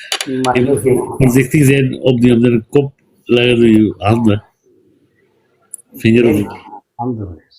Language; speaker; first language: Dutch; non-native, fluent; Punjabi